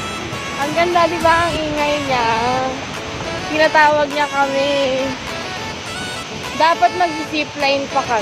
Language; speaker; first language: Filipino; non-native, local second language; Cebuano